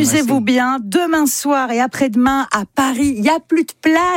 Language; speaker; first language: French; native; French